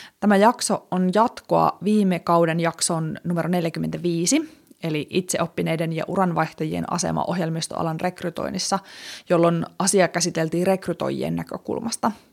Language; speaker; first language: Finnish; native; Finnish